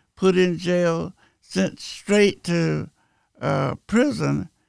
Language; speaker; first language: English; native; English